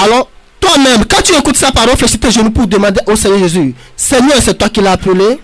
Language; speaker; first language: French; early bilingual, other home language; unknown